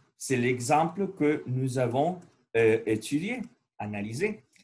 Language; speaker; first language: French; non-native, learner; Spanish